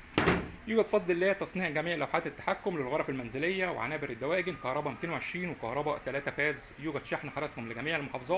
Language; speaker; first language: Arabic; native; Arabic